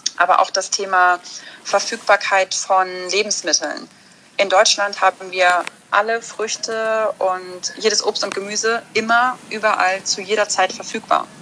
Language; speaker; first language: German; early bilingual, other home language; Russian